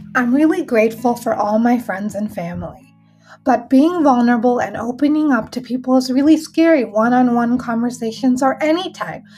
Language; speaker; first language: English; early bilingual, other home language; Hindi